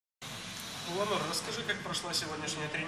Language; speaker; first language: Russian; native; Russian